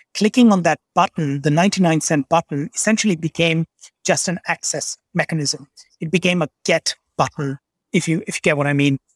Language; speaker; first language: English; non-native, local second language; Bangla